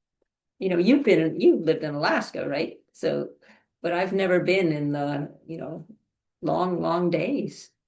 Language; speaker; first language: English; native; English